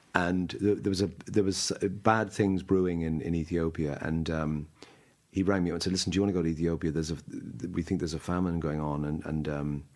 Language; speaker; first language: English; native; English